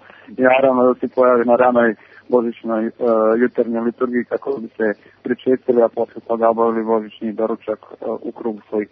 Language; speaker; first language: Serbian; native; Serbian